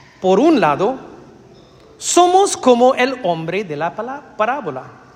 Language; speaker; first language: Spanish; non-native, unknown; Malayalam